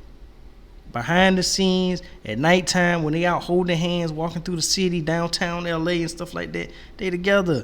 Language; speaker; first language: English; native; English